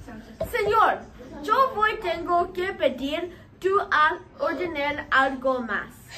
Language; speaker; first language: Spanish; non-native, learner; English